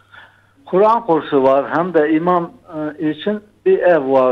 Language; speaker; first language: Turkish; non-native, local second language; Kurdish